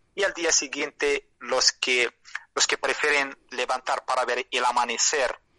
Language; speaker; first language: Spanish; non-native, fluent; Arabic